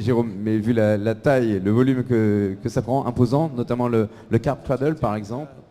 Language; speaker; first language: French; native; French